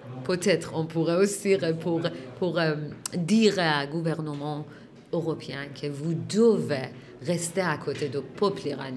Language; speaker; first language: French; non-native, fluent; Persian